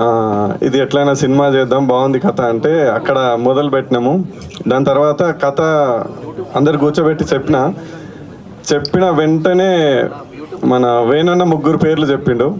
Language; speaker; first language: Telugu; native; Telugu